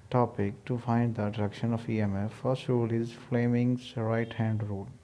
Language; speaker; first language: English; non-native, local second language; Punjabi